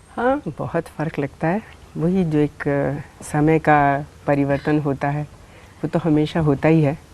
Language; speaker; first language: Hindi; native; Hindi